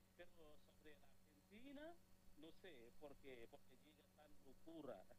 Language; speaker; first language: Spanish; non-native, learner; Bangla